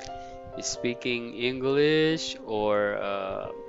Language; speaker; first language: English; non-native, fluent; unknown